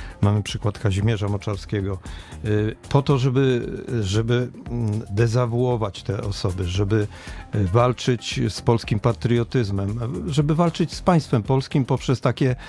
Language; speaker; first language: Polish; native; Polish